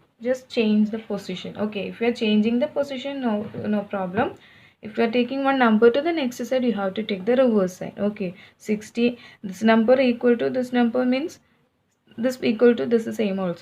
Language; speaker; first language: English; non-native, local second language; Malayalam